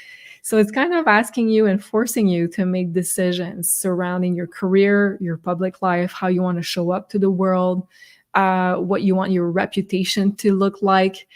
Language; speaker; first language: English; non-native, fluent; French